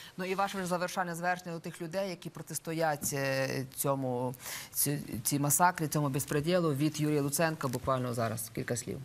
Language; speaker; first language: Ukrainian; native; Ukrainian